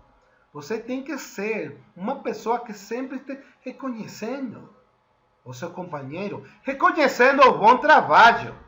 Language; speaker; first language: Portuguese; non-native, fluent; Spanish